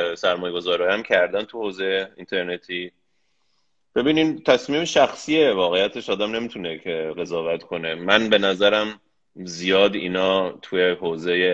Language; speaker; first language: Persian; early bilingual, heritage; Persian